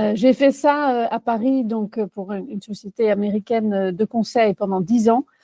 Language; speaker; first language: French; non-native, fluent; Dutch